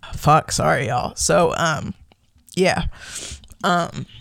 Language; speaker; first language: English; native; English